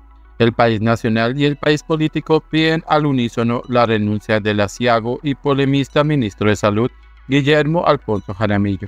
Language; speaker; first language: Spanish; native; Spanish